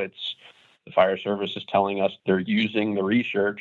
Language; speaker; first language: English; native; English